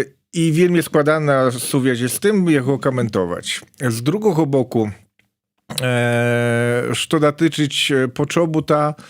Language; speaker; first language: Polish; non-native, learner; Belarusian